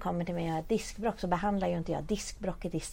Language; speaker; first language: Swedish; native; Swedish